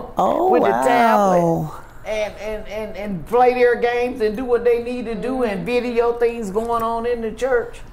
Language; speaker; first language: English; native; English